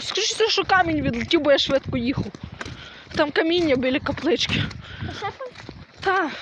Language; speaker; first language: Ukrainian; native; Ukrainian